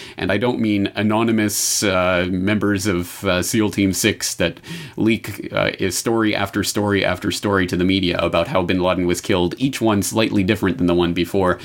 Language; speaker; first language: English; native; English